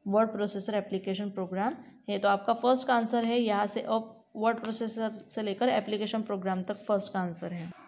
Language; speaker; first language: Hindi; non-native, local second language; Gujarati